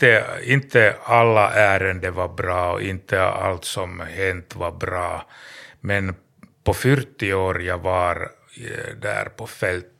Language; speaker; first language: Swedish; non-native, learner; Finnish